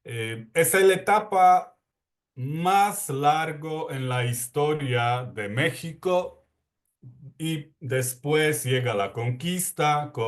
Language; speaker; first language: Spanish; non-native, fluent; Polish